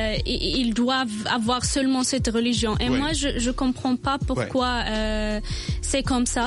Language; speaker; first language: French; non-native, local second language; Arabic